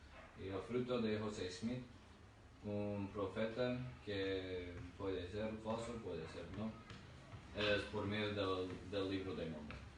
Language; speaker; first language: Spanish; non-native, learner; English